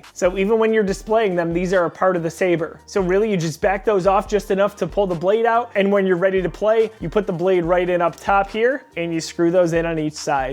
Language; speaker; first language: English; native; English